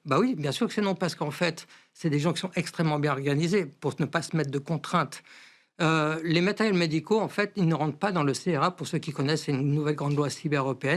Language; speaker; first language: French; native; French